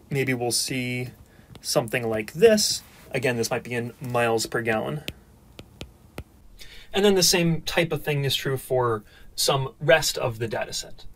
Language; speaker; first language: English; native; English